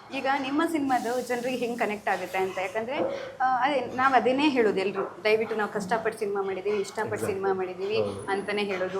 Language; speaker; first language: Kannada; native; Kannada